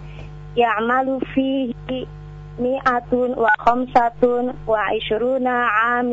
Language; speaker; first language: Arabic; non-native, learner; Indonesian